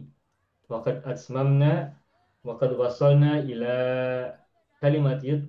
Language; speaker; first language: Arabic; non-native, fluent; Indonesian